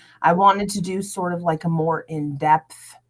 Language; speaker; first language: English; native; English